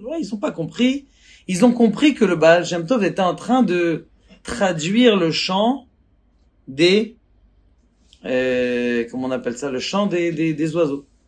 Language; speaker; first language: French; native; French